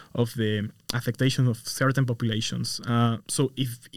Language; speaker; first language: English; non-native, fluent; Spanish